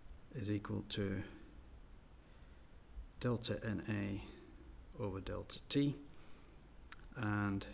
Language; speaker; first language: English; native; English